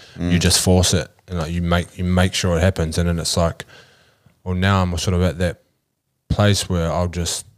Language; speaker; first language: English; native; English